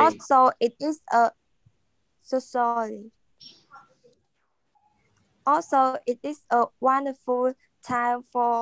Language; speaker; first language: English; non-native, learner; Khmer